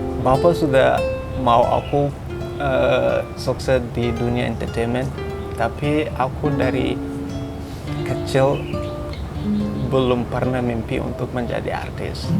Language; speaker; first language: Indonesian; non-native, fluent; Hausa